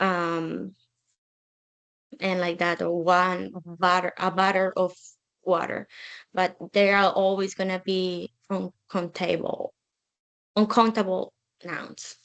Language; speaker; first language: English; non-native, learner; Spanish